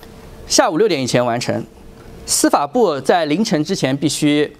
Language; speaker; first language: Chinese; native; Chinese